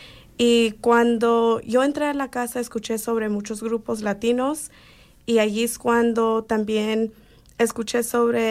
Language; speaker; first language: Spanish; early bilingual, heritage; Spanish